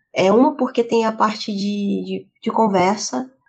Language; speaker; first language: Portuguese; native; Portuguese